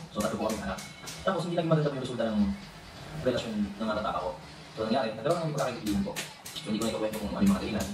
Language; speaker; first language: Filipino; native; Filipino